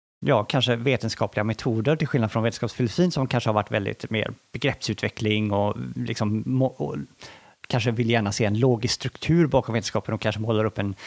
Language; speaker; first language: Swedish; native; Swedish